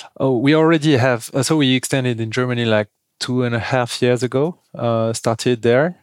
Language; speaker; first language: English; non-native, fluent; French